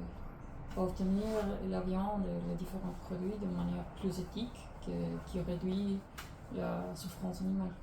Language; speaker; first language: French; non-native, learner; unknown